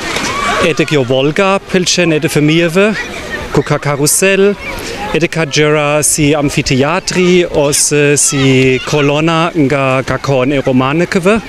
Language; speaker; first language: Albanian; non-native, fluent; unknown